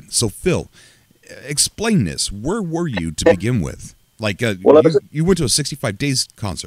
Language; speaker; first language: English; native; English